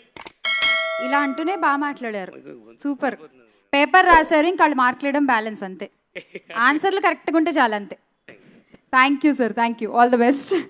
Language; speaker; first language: Telugu; native; Telugu